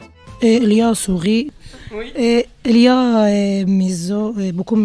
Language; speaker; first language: French; non-native, learner; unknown